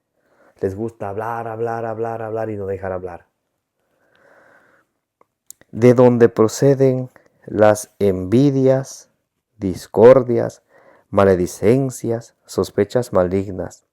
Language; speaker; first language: Spanish; native; Spanish